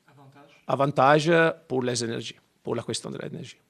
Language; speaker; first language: French; non-native, learner; Italian